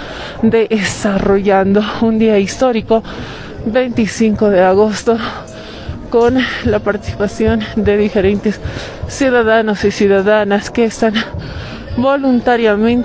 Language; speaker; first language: Spanish; native; Spanish